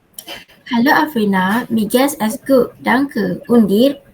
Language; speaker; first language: German; non-native, learner; Malay